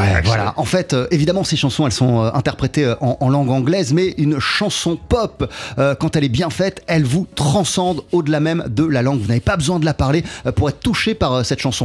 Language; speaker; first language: French; native; French